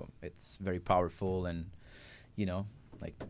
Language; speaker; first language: English; non-native, fluent; Italian